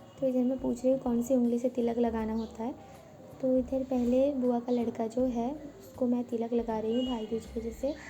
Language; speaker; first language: Hindi; non-native, local second language; Bangla